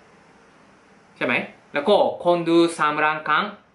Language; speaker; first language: Thai; non-native, fluent; Japanese